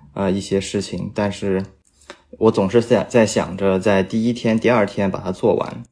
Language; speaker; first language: Chinese; native; Chinese